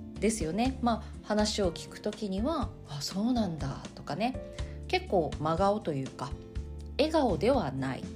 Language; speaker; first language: Japanese; native; Japanese